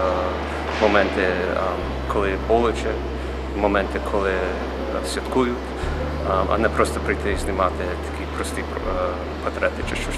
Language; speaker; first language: Ukrainian; early bilingual, heritage; English